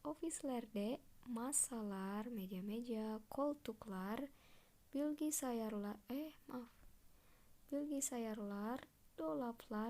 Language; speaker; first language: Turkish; non-native, fluent; Indonesian